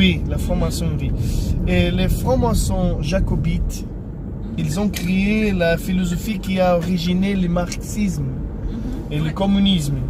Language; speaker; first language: French; non-native, fluent; Portuguese